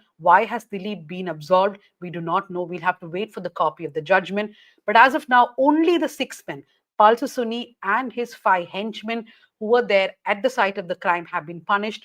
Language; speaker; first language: English; non-native, local second language; Malayalam